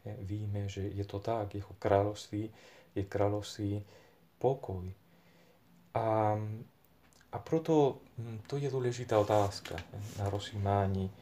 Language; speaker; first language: Czech; non-native, fluent; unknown